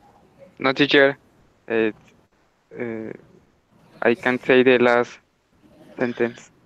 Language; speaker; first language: English; non-native, learner; Spanish